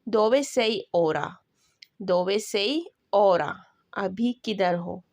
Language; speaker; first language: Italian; non-native, learner; Urdu